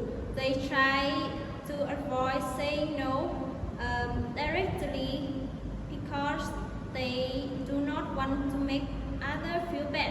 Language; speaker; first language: English; non-native, learner; Vietnamese